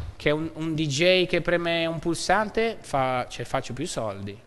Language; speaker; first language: Italian; native; Italian